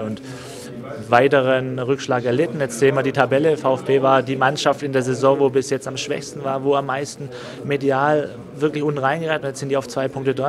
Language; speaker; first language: German; native; German